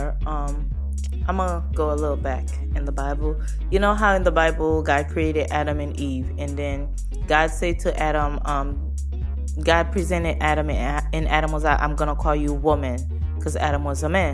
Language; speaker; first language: English; native; English